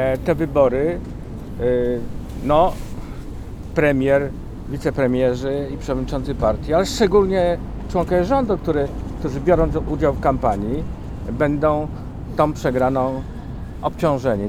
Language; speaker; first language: Polish; native; Polish